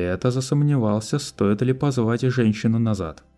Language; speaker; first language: Russian; native; Russian